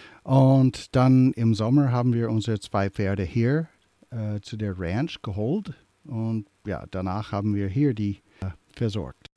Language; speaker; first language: German; early bilingual, heritage; English